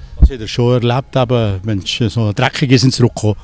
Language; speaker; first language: German; native; German